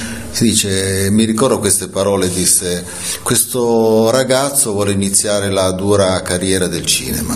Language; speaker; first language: Italian; native; Italian